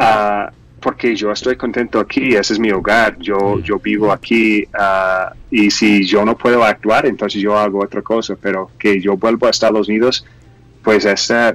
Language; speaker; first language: Spanish; non-native, fluent; English